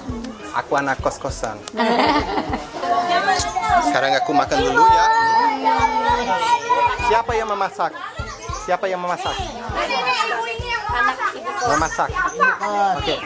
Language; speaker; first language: Indonesian; non-native, fluent; Portuguese